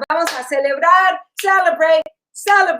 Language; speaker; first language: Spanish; early bilingual, heritage; Spanish